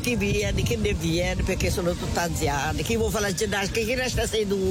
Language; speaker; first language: Italian; native; Italian